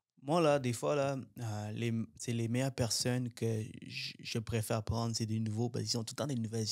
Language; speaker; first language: French; native; French